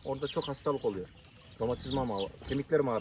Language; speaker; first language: Turkish; non-native, local second language; Kazakh